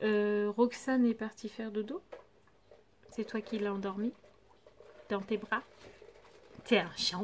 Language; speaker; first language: French; native; French